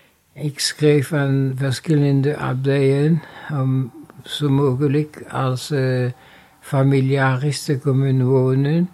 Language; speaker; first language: Dutch; non-native, fluent; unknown